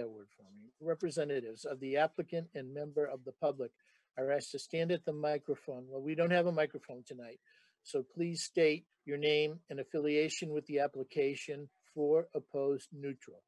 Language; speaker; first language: English; native; English